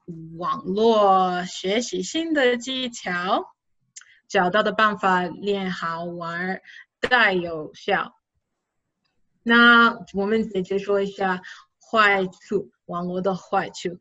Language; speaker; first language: Chinese; non-native, fluent; English